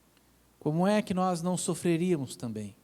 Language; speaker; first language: Portuguese; native; Portuguese